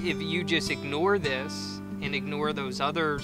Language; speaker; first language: English; native; English